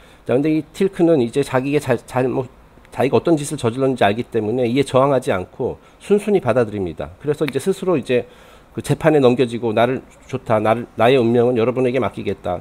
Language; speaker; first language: Korean; native; Korean